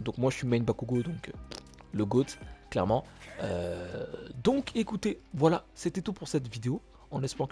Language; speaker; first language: French; native; French